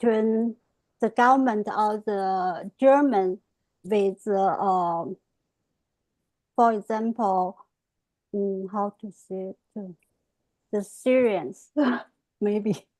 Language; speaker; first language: English; non-native, fluent; Chinese